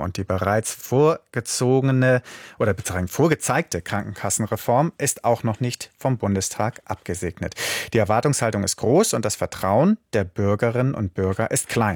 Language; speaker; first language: German; native; German